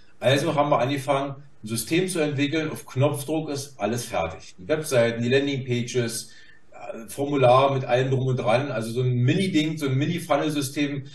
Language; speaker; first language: German; native; German